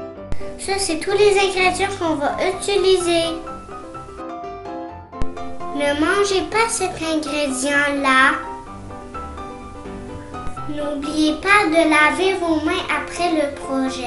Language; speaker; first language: French; non-native, learner; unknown